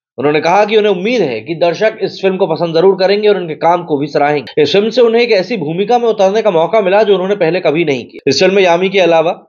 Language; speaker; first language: Hindi; native; Hindi